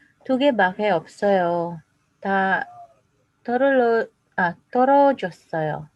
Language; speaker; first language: Korean; non-native, learner; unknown